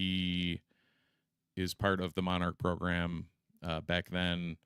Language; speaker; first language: English; native; English